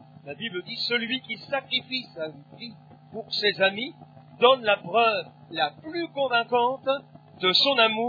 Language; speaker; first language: French; native; French